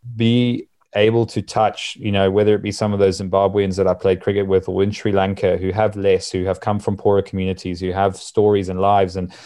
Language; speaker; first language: English; native; English